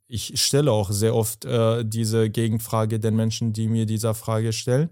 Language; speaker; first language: German; non-native, fluent; Persian